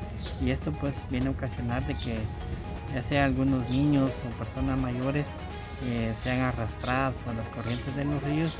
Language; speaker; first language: Spanish; native; Spanish